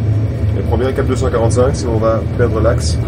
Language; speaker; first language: French; native; French